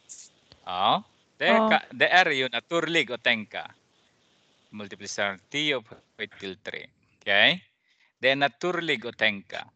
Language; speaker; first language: Swedish; non-native, fluent; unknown